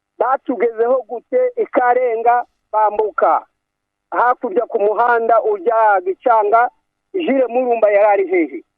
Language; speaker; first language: Kinyarwanda; native; Kinyarwanda